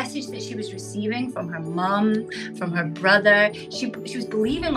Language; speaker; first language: English; native; English